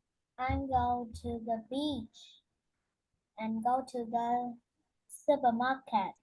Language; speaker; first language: English; non-native, learner; Vietnamese